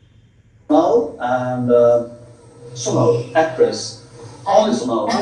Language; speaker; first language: English; non-native, local second language; Bangla